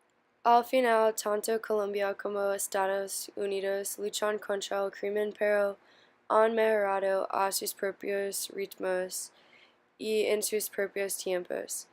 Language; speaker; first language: Spanish; non-native, learner; English